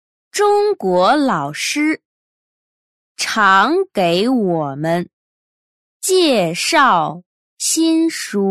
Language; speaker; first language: Chinese; non-native, learner; Russian